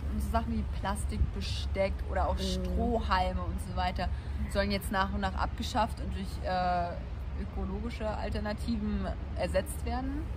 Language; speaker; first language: German; native; German